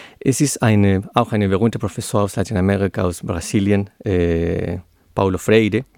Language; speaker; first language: German; non-native, learner; Spanish